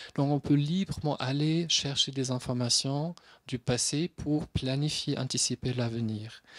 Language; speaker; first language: French; non-native, fluent; German